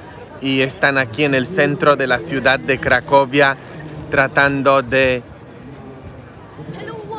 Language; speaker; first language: Spanish; non-native, fluent; Polish